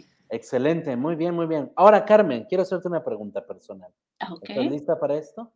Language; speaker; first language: Spanish; native; Spanish